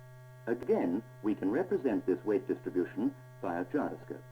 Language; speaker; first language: English; native; English